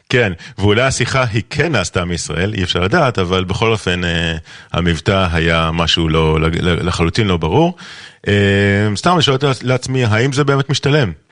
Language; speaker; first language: Hebrew; native; Hebrew